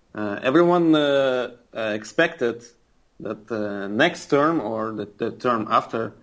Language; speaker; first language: English; non-native, fluent; Russian